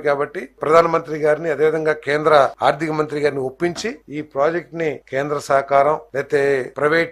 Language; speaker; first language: Telugu; native; Telugu